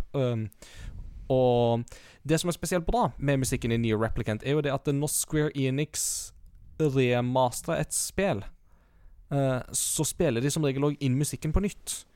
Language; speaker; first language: Norwegian; native; Norwegian